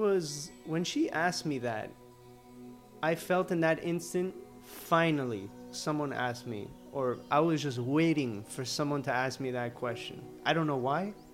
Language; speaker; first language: English; early bilingual, other home language; Spanish